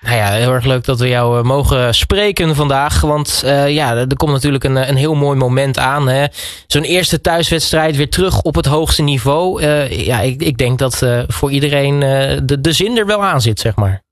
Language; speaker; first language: Dutch; native; Dutch